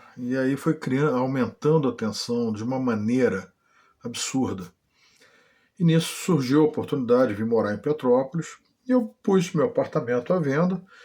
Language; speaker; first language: Portuguese; native; Portuguese